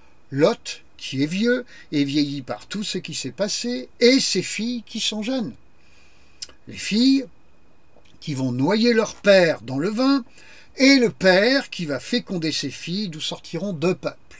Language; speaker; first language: French; native; French